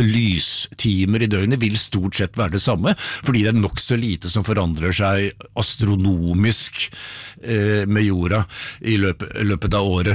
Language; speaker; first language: Norwegian; native; Norwegian